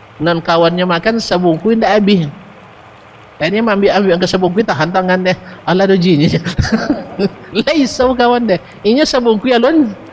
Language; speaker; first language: Malay; non-native, local second language; Minangkabau